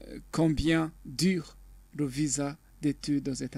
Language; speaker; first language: French; non-native, local second language; Rundi